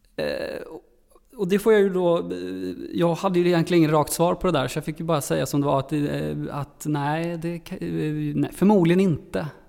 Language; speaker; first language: Swedish; native; Swedish